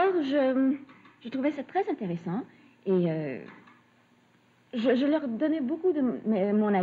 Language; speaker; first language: French; early bilingual, other home language; Russian